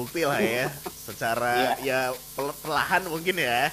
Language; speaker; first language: Indonesian; native; Indonesian